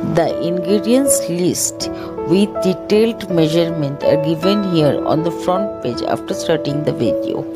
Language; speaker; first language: English; non-native, local second language; Bangla